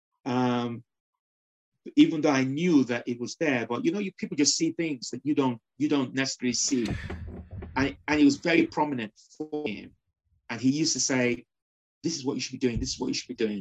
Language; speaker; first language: English; non-native, local second language; Yoruba